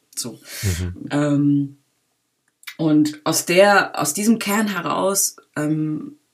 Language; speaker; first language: German; native; German